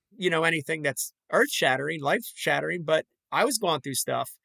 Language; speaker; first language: English; native; English